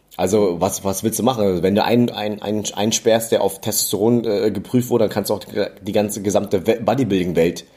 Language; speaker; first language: German; early bilingual, other home language; English